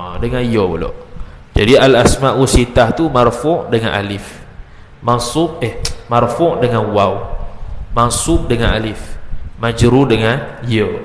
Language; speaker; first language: Malay; native; Malay